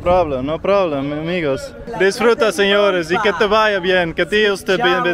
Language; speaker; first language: Spanish; non-native, learner; Dutch